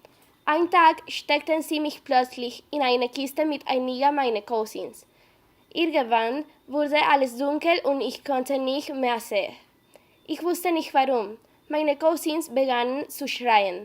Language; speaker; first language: German; non-native, learner; Spanish